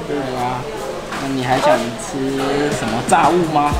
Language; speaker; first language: Chinese; native; Chinese